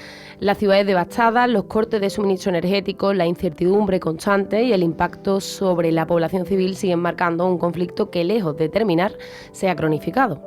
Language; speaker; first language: Spanish; native; Spanish